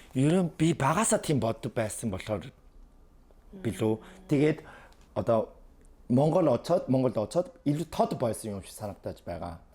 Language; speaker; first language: Mongolian; non-native, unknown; Korean